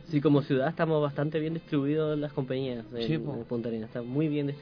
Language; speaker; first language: Spanish; native; Spanish